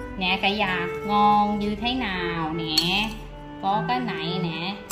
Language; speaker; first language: Vietnamese; non-native, learner; Thai